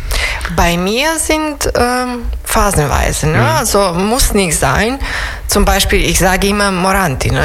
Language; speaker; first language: German; non-native, fluent; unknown